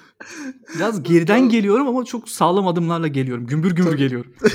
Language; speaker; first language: Turkish; native; Turkish